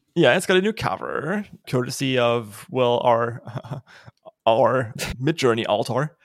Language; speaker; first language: English; non-native, fluent; German